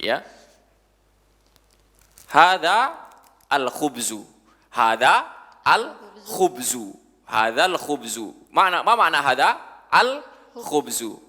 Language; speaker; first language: Arabic; non-native, fluent; Indonesian